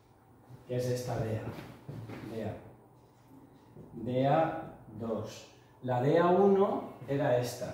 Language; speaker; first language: Spanish; native; Spanish